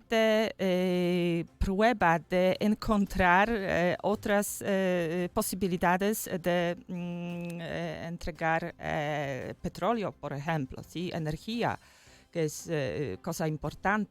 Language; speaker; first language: Spanish; non-native, fluent; Polish